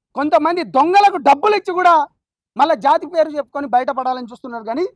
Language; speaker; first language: Telugu; non-native, local second language; Lambadi